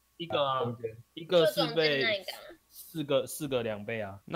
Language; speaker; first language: Chinese; native; Chinese